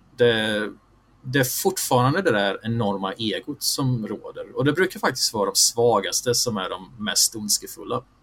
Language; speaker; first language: Swedish; early bilingual, other home language; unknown